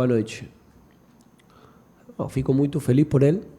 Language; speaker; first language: Portuguese; non-native, fluent; Spanish